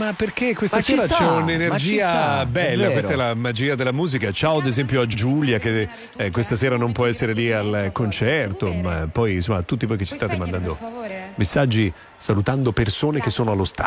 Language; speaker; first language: Italian; native; Italian